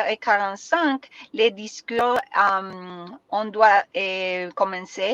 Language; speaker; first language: French; non-native, learner; Spanish